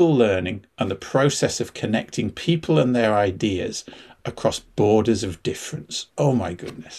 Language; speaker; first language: English; native; English